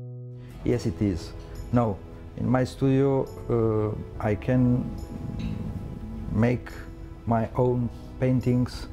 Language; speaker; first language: English; non-native, learner; Romanian